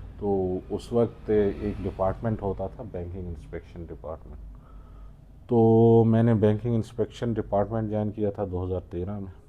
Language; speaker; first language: Urdu; non-native, local second language; Baluchi